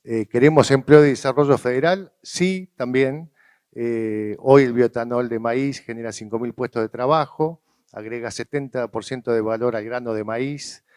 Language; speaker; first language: Spanish; native; Spanish